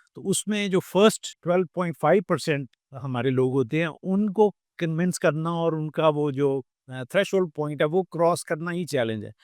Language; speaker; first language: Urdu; native; Urdu